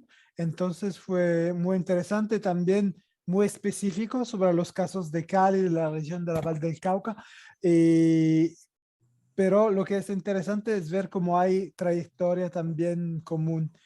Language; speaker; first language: Spanish; non-native, fluent; Italian